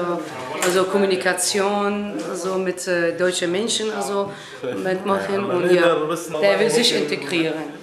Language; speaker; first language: German; non-native, learner; Arabic